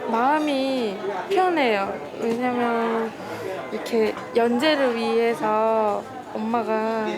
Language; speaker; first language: Korean; non-native, fluent; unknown